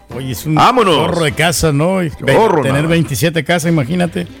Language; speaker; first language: Spanish; native; Spanish